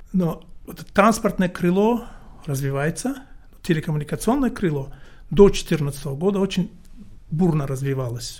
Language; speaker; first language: Russian; non-native, local second language; Tajik